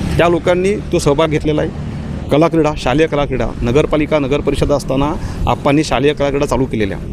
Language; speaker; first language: Marathi; native; Marathi